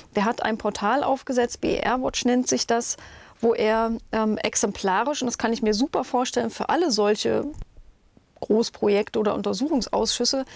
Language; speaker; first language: German; native; German